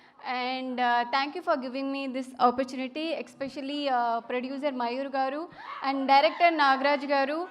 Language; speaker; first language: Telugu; non-native, learner; Tamil